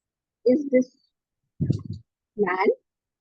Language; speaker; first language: English; non-native, learner; Urdu